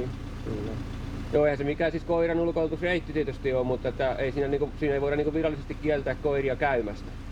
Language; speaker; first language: Finnish; native; Finnish